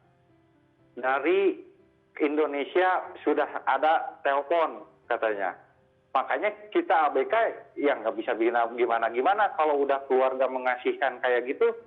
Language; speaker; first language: Indonesian; native; Indonesian